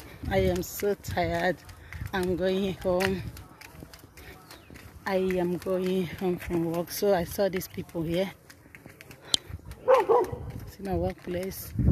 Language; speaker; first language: English; non-native, local second language; Igbo